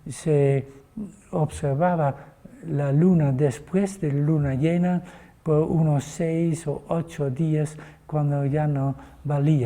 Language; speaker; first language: Spanish; non-native, fluent; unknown